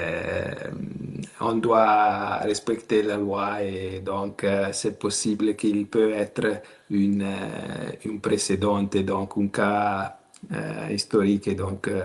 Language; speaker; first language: French; non-native, learner; Italian